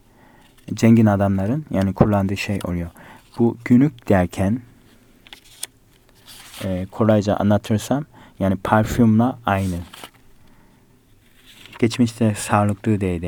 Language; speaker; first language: Turkish; non-native, fluent; Korean